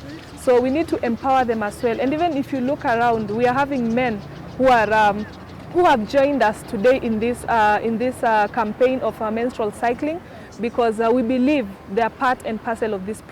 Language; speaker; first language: English; non-native, local second language; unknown